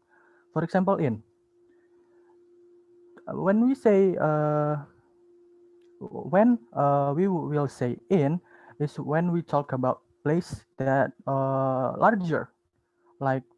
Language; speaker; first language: English; non-native, learner; Indonesian